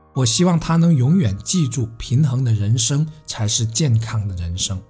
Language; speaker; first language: Chinese; native; Chinese